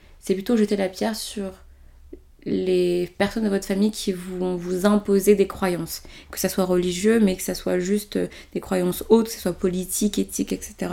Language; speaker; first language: French; early bilingual, other home language; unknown